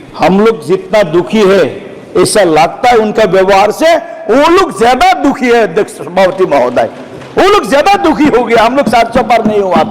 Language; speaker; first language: Hindi; non-native, local second language; Assamese